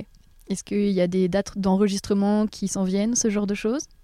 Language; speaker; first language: French; native; French